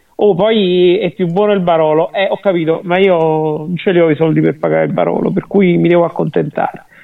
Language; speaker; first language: Italian; native; Italian